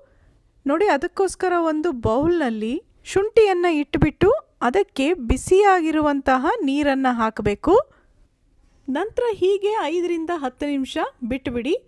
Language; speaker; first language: Kannada; native; Kannada